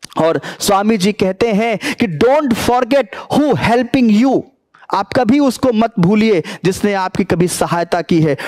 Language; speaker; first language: Hindi; native; Hindi